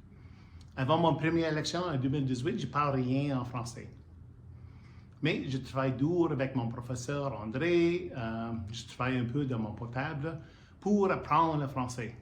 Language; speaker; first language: French; non-native, learner; English